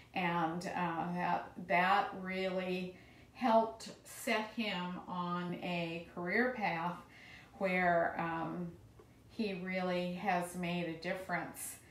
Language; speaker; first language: English; native; English